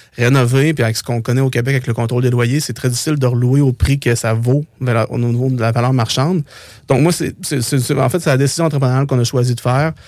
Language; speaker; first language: French; native; French